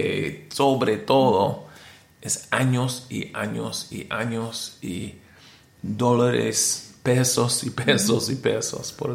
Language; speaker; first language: Spanish; non-native, learner; English